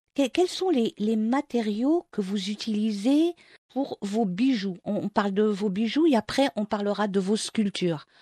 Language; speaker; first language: French; non-native, local second language; Arabic